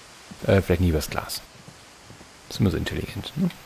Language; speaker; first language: German; native; German